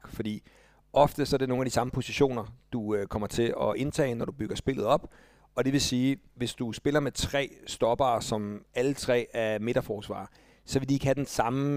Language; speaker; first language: Danish; native; Danish